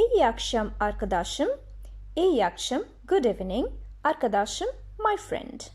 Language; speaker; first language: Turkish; non-native, fluent; Bangla